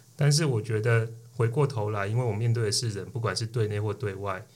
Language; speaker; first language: Chinese; native; Chinese